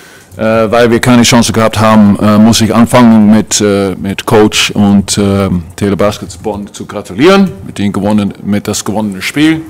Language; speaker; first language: German; non-native, fluent; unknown